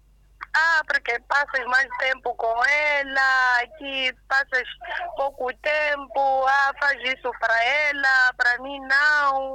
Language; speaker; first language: Portuguese; non-native, local second language; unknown